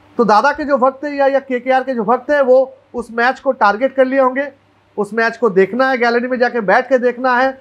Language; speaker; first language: Hindi; non-native, local second language; Bangla